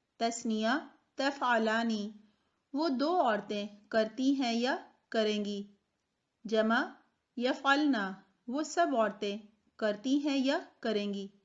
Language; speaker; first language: Urdu; native; Urdu